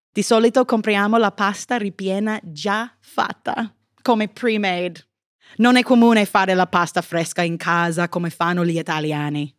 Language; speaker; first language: Italian; non-native, fluent; English